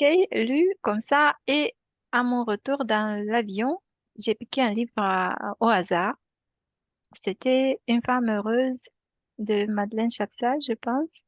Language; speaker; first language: French; non-native, fluent; Romanian